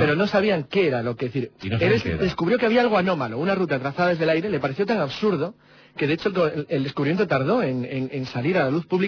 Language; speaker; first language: Spanish; native; Spanish